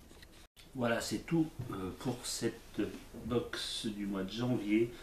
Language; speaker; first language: French; native; French